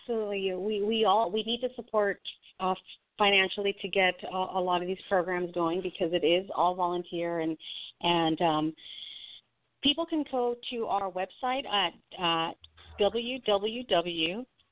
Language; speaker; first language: English; native; English